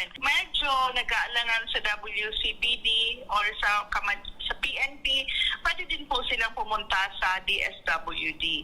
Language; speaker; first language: Filipino; native; Filipino